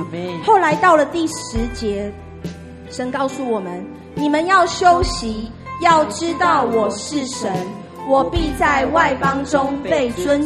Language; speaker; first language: Chinese; native; Chinese